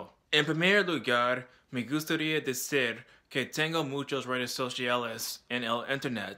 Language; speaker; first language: Spanish; non-native, learner; English